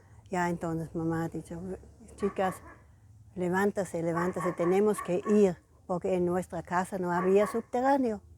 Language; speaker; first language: Spanish; non-native, fluent; German